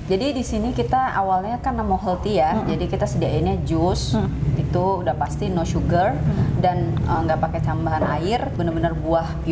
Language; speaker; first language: Indonesian; native; Indonesian